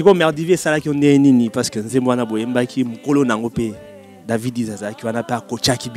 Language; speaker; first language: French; non-native, local second language; Lingala